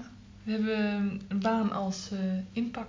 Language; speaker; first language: Dutch; native; Dutch